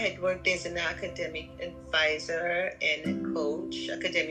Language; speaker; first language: English; non-native, local second language; Zulu